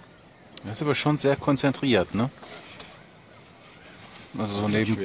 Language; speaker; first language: German; native; German